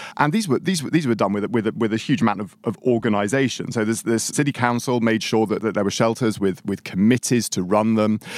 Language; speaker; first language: English; native; English